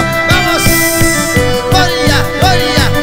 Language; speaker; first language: Spanish; native; Spanish